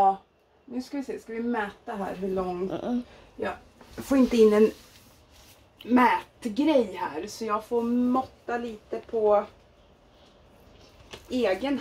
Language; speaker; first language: Swedish; native; Swedish